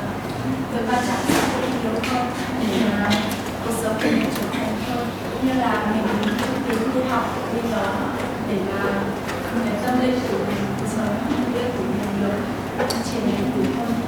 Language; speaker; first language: Vietnamese; non-native, local second language; Hmong